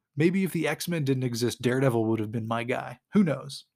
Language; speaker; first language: English; native; English